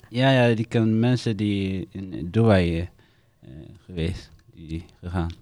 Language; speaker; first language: Dutch; non-native, learner; Tigrinya